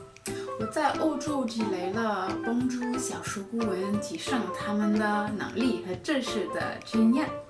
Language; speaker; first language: Chinese; non-native, fluent; French